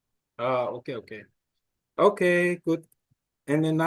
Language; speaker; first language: English; non-native, learner; Korean